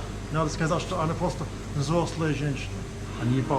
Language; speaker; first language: Russian; non-native, learner; English